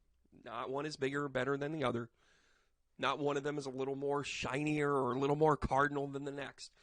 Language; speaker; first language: English; native; English